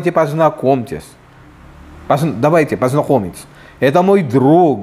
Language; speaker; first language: Russian; non-native, fluent; Filipino